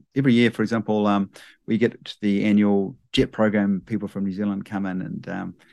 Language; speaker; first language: English; native; English